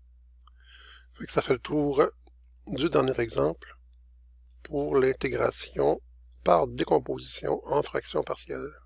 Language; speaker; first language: French; native; French